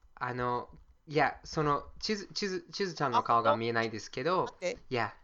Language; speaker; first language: Japanese; non-native, fluent; English